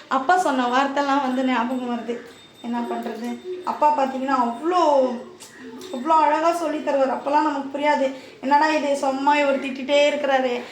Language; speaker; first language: Tamil; native; Tamil